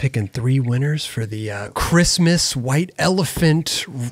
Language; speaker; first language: English; native; English